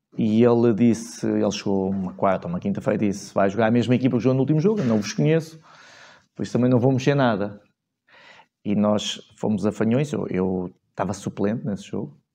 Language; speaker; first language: Portuguese; native; Portuguese